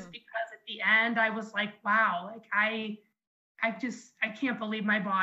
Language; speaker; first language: English; native; English